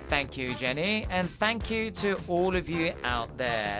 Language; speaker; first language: English; early bilingual, heritage; English